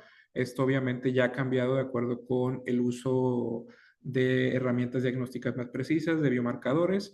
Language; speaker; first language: Spanish; native; Spanish